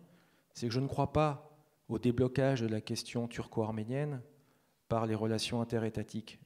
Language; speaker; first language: French; native; French